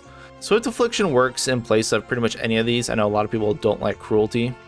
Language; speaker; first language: English; native; English